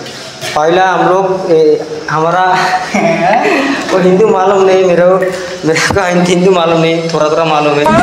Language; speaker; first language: Hindi; non-native, learner; Bangla